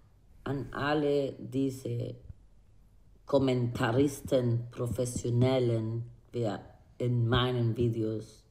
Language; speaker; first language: German; non-native, learner; Spanish